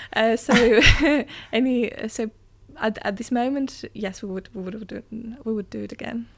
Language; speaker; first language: English; non-native, fluent; Russian